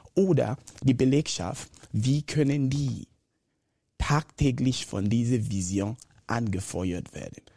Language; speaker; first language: German; non-native, fluent; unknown